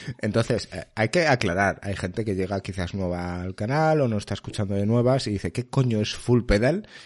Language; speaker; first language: Spanish; native; Spanish